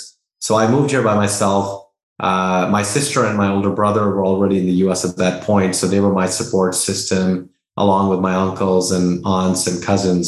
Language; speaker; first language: English; non-native, local second language; Hindi